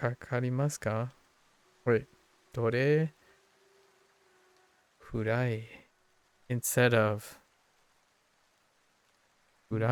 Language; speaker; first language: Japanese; non-native, learner; English